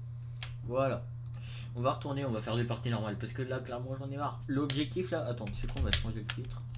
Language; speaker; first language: French; native; French